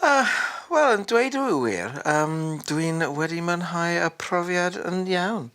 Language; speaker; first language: Welsh; non-native, learner; English